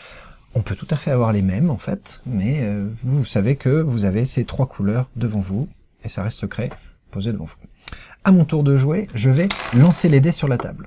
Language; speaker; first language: French; native; French